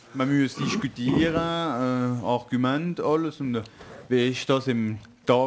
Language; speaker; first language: German; non-native, learner; French